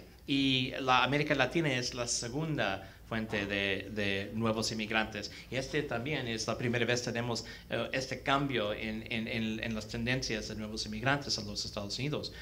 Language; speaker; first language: Spanish; early bilingual, heritage; Spanish